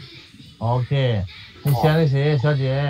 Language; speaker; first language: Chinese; non-native, learner; Indonesian